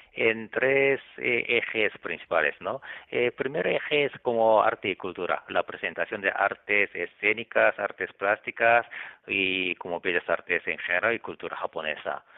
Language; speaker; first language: Spanish; non-native, learner; Japanese